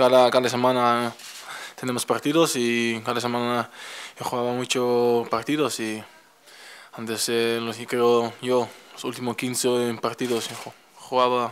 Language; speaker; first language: Spanish; non-native, fluent; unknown